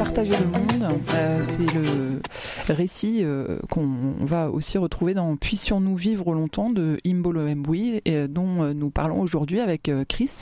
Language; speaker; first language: French; native; French